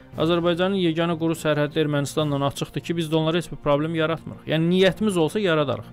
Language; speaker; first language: Azerbaijani; native; Azerbaijani